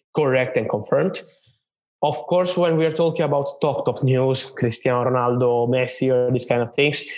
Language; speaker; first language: English; non-native, fluent; Italian